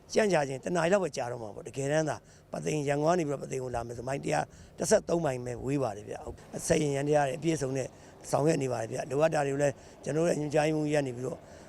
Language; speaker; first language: Burmese; native; Burmese